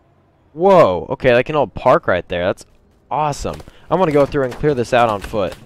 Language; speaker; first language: English; native; English